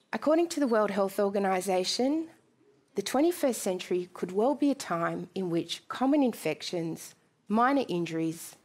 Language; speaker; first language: English; native; English